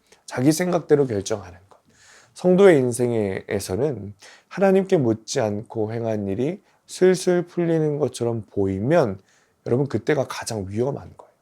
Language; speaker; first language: Korean; native; Korean